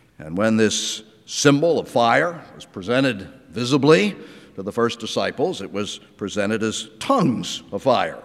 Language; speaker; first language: English; native; English